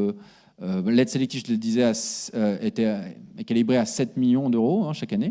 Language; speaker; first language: French; native; French